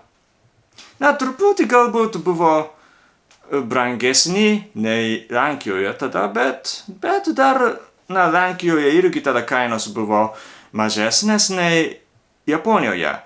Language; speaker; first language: Lithuanian; non-native, learner; Japanese